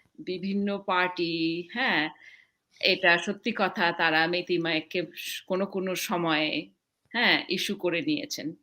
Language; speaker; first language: Bangla; native; Bangla